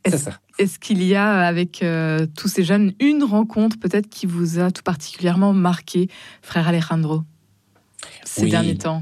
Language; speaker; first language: French; native; French